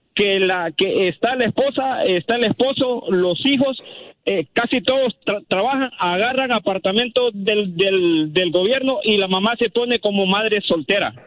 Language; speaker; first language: Spanish; native; Spanish